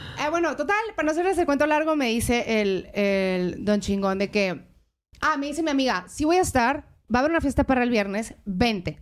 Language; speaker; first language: Spanish; native; Spanish